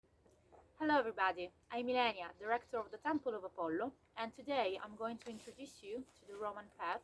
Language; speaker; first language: English; non-native, fluent; Italian